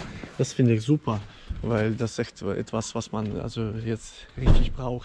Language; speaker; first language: German; non-native, fluent; Ukrainian